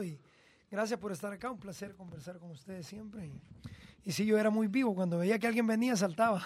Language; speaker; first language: Spanish; native; Spanish